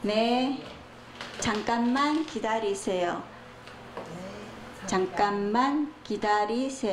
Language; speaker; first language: Korean; non-native, fluent; Chinese